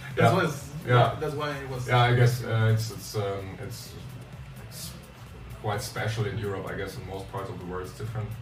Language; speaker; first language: English; non-native, fluent; Spanish